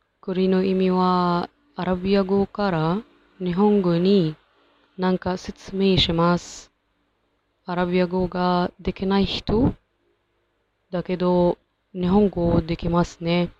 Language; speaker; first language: Japanese; non-native, learner; Arabic